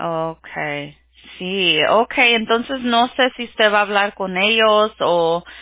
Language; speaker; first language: Spanish; early bilingual, heritage; Spanish